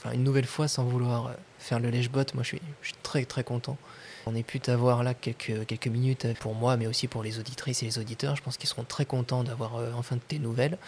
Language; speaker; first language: French; native; French